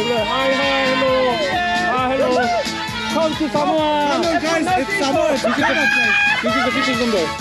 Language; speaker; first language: English; non-native, learner; Korean